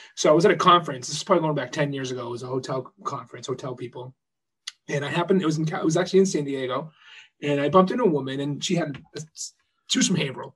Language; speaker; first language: English; native; English